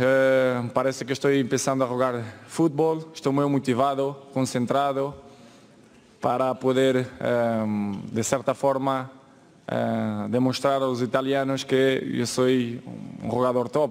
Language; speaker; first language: Spanish; non-native, fluent; Portuguese